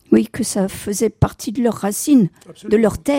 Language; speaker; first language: French; native; French